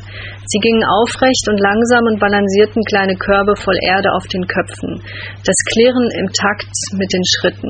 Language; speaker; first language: German; native; German